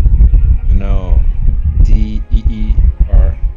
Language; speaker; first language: English; non-native, learner; Spanish